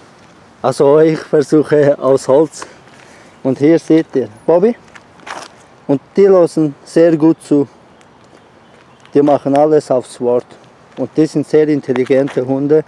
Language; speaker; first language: German; non-native, learner; Turkish